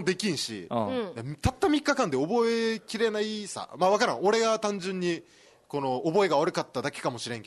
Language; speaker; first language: Japanese; native; Japanese